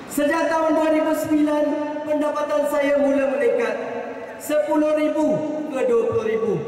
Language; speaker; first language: Malay; non-native, local second language; Tamil